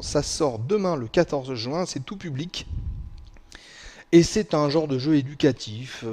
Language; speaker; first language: French; native; French